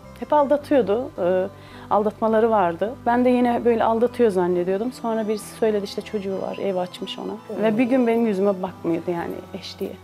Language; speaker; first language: Turkish; early bilingual, other home language; Azerbaijani